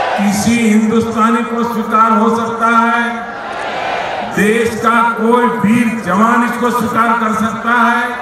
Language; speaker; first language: Hindi; non-native, local second language; Gujarati